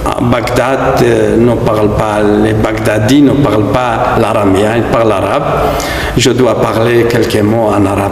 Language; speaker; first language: French; non-native, fluent; Aramaic